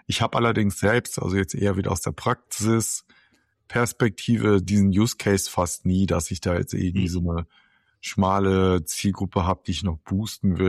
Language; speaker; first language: German; native; German